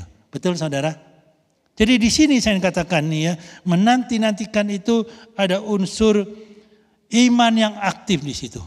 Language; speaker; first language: Indonesian; native; Indonesian